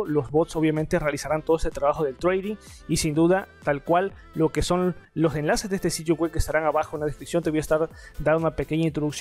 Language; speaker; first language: Spanish; native; Spanish